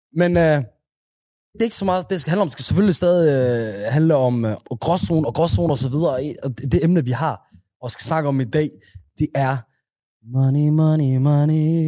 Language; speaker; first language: Danish; early bilingual, other home language; Somali